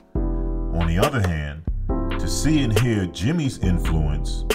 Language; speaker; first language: English; native; English